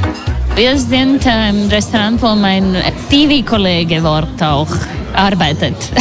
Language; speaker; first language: German; non-native, learner; Latvian